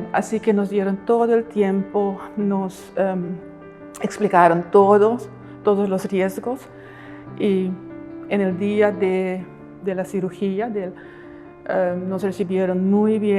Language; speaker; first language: Spanish; non-native, fluent; Papiamento